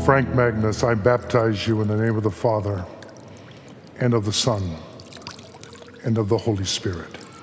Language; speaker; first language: English; native; English